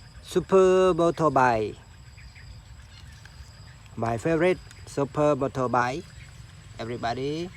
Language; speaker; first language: English; non-native, local second language; Indonesian